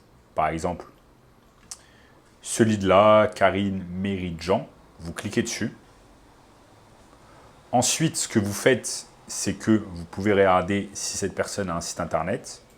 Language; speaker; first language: French; native; French